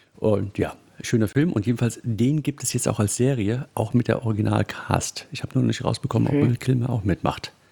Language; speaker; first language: German; native; German